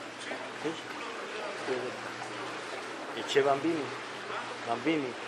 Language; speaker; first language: Italian; non-native, learner; Spanish